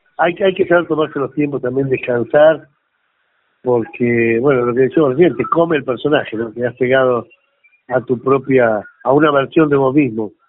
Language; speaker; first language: Spanish; native; Spanish